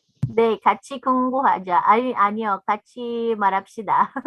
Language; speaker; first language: Korean; non-native, learner; English